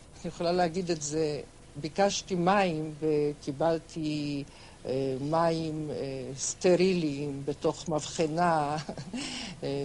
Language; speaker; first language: Hebrew; non-native, fluent; French